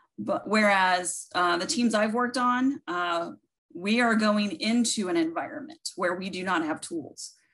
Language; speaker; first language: English; native; English